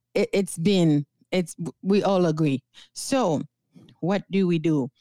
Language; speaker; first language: English; non-native, fluent; Haitian Creole